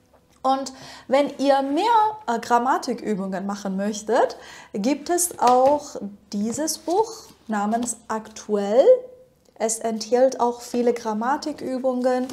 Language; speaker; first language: German; non-native, fluent; Persian